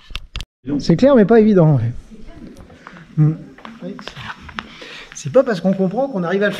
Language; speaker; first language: French; native; French